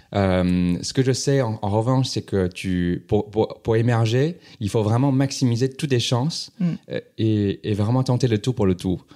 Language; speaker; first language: French; non-native, fluent; Chinese